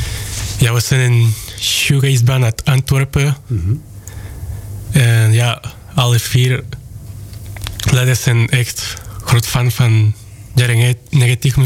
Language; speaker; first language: Dutch; non-native, local second language; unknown